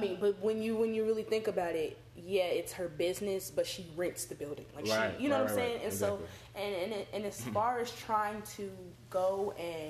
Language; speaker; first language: English; native; English